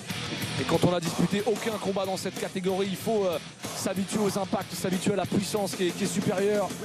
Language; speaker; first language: French; native; French